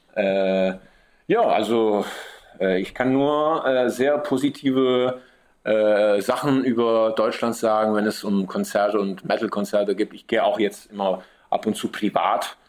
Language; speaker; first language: German; early bilingual, heritage; German